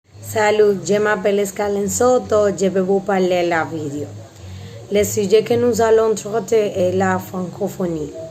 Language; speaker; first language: French; non-native, learner; Spanish